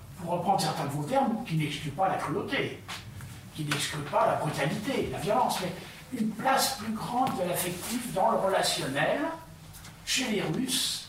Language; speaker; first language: French; early bilingual, heritage; Russian